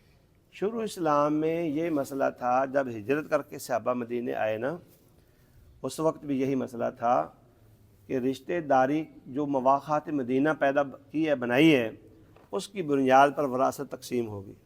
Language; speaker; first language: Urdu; non-native, local second language; Punjabi